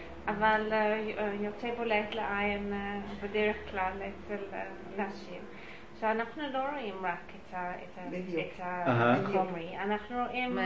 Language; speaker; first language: Hebrew; non-native, learner; English